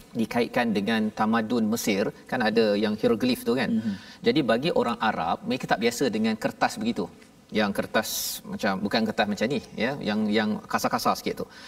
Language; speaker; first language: Malay; native; Malay